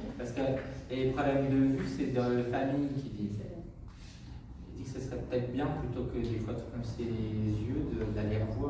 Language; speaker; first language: French; native; French